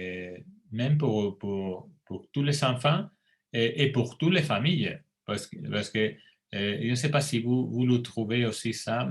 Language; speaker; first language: French; non-native, fluent; Spanish